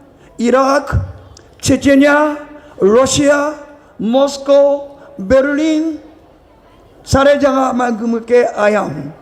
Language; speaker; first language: Hindi; non-native, learner; Japanese